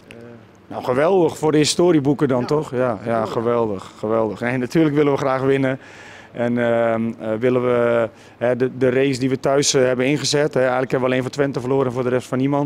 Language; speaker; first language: Dutch; native; Dutch